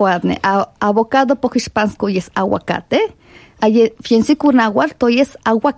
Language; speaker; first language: Polish; non-native, fluent; Spanish